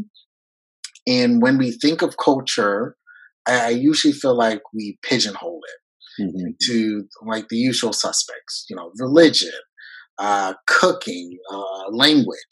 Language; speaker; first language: English; early bilingual, other home language; French